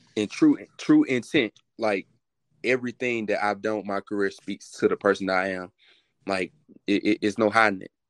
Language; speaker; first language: English; native; English